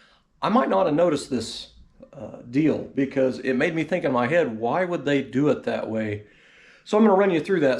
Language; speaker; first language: English; native; English